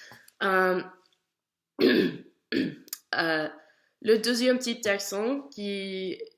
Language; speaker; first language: French; non-native, learner; English